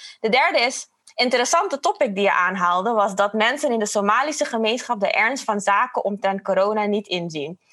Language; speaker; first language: Dutch; non-native, fluent; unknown